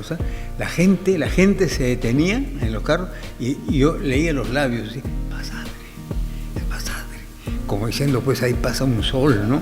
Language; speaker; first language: Spanish; native; Spanish